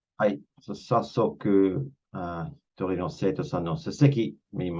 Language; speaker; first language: Japanese; non-native, fluent; English